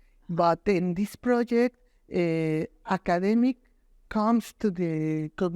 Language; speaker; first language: English; non-native, learner; Spanish